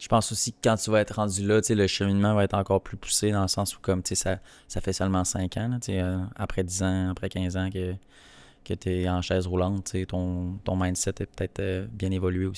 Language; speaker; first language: French; native; French